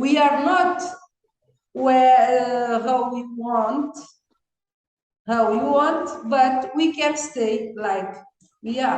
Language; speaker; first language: English; non-native, learner; Kabuverdianu